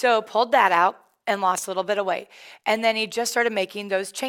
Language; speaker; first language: English; native; English